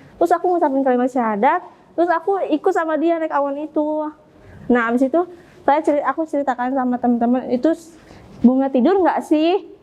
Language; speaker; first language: Indonesian; native; Indonesian